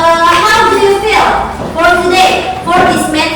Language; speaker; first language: English; non-native, learner; Indonesian